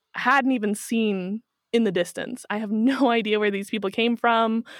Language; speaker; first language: English; native; English